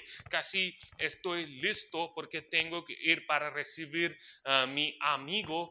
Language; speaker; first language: Spanish; non-native, fluent; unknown